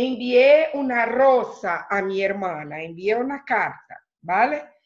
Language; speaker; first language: Spanish; non-native, fluent; Portuguese